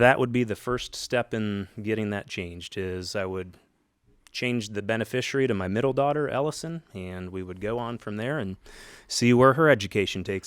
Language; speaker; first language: English; native; English